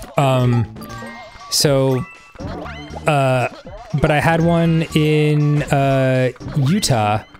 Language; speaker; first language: English; native; English